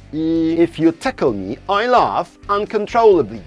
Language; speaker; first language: English; non-native, fluent; Polish